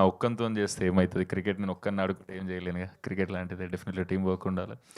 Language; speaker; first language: Telugu; native; Telugu